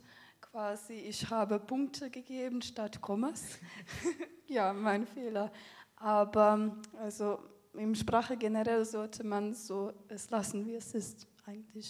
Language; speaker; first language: German; non-native, fluent; Serbian